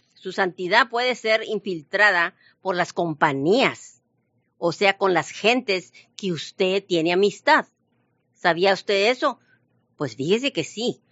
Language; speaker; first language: Spanish; early bilingual, heritage; Spanish